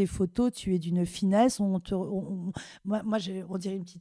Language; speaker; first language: French; native; French